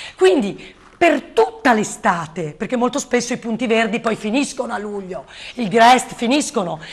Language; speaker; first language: Italian; native; Italian